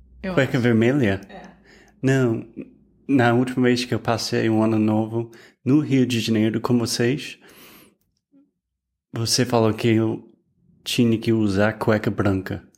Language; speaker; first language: Portuguese; non-native, fluent; English